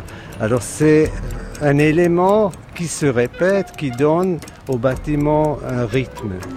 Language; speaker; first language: French; non-native, fluent; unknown